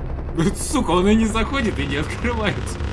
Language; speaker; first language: Russian; native; Russian